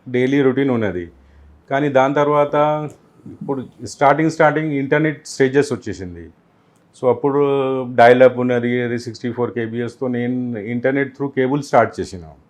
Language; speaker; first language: Telugu; non-native, local second language; Urdu